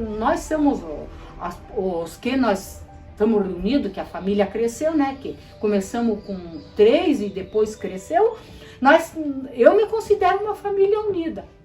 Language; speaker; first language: Portuguese; early bilingual, other home language; Polish